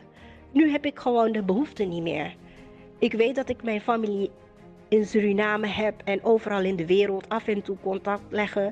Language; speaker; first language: Dutch; native; Dutch